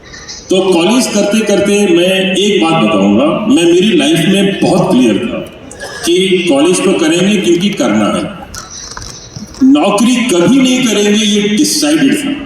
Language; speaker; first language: Hindi; native; Hindi